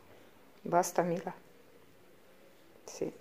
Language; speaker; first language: Italian; non-native, fluent; Russian